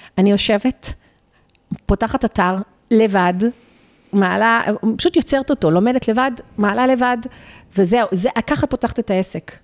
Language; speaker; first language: Hebrew; early bilingual, other home language; Spanish